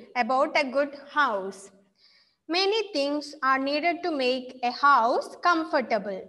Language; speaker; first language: English; non-native, local second language; Malayalam